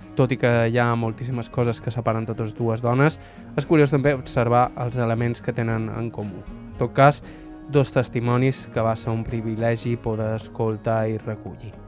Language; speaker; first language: Catalan; native; Catalan